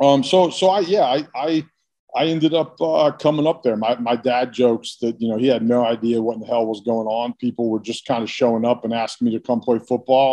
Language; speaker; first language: English; native; English